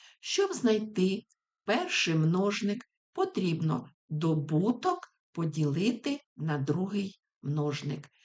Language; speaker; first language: Ukrainian; native; Ukrainian